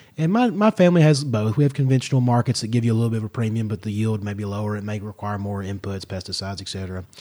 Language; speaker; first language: English; native; English